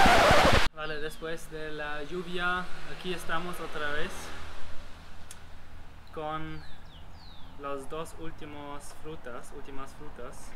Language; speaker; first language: Spanish; non-native, learner; German